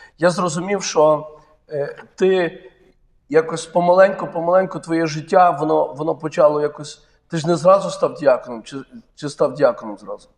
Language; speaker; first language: Ukrainian; native; Ukrainian